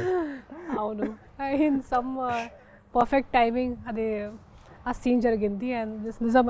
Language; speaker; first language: Telugu; non-native, fluent; Hindi